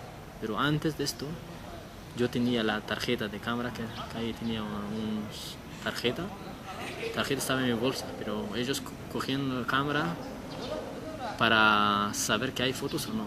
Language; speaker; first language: Spanish; non-native, learner; Persian